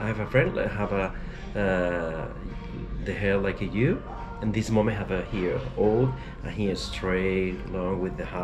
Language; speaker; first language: English; non-native, learner; Spanish